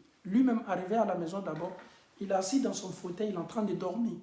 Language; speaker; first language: French; non-native, local second language; Bambara